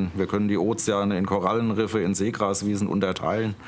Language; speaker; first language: German; native; German